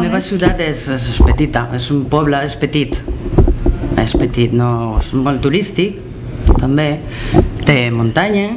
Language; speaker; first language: Catalan; non-native, learner; Spanish